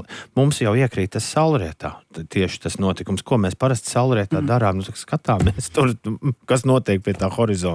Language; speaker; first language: Latvian; native; Latvian